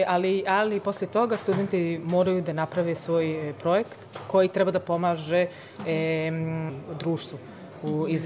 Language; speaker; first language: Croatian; early bilingual, other home language; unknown